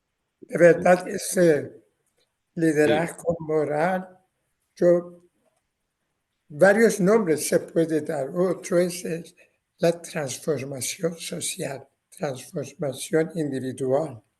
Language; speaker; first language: Spanish; non-native, fluent; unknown